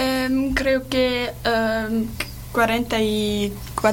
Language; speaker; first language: Spanish; non-native, learner; German